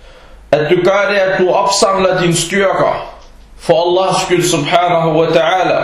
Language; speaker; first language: Danish; non-native, fluent; Arabic